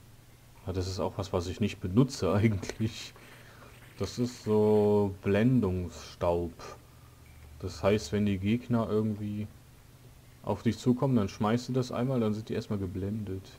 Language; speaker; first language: German; native; German